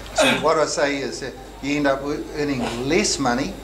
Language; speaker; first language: English; native; English